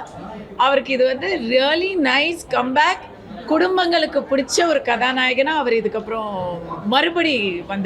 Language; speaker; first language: Tamil; native; Tamil